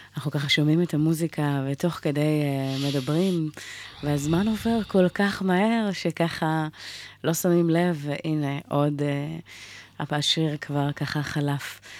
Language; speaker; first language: Hebrew; native; Hebrew